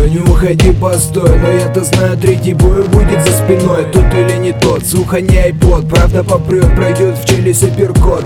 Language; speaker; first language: Russian; native; Russian